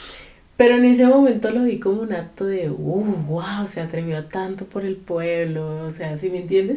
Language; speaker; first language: Spanish; native; Spanish